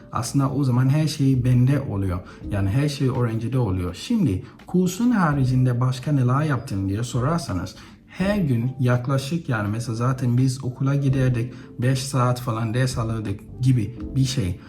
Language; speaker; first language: Turkish; non-native, fluent; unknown